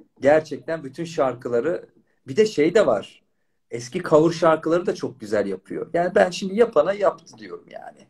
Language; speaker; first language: Turkish; native; Turkish